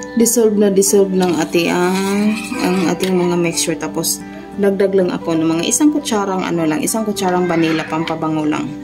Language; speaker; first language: Filipino; non-native, local second language; Cebuano